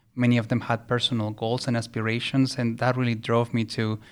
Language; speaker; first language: English; early bilingual, other home language; Spanish